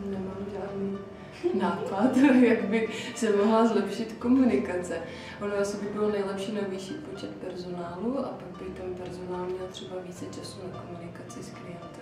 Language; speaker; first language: Czech; native; Czech